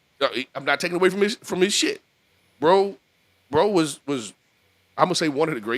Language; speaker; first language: English; native; English